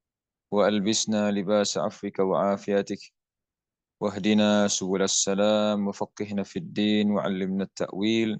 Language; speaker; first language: Arabic; non-native, fluent; Indonesian